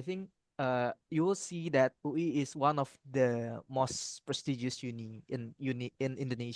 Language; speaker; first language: English; non-native, learner; Indonesian